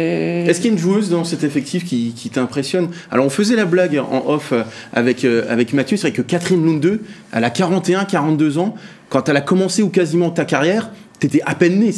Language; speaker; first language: French; native; French